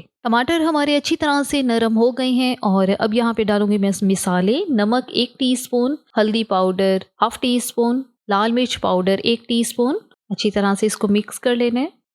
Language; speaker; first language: Hindi; native; Hindi